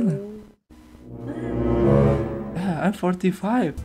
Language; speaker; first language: English; non-native, learner; Indonesian